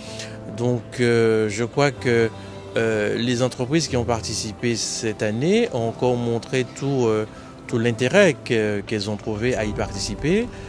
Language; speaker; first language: French; native; French